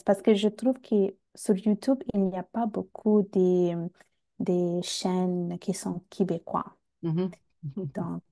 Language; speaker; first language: French; non-native, fluent; Bangla